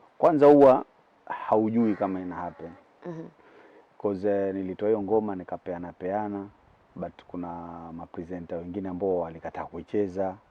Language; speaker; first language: Swahili; native; Swahili